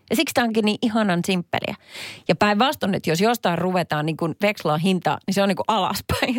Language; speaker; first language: Finnish; native; Finnish